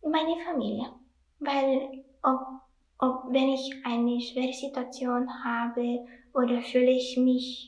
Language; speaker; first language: German; non-native, learner; Italian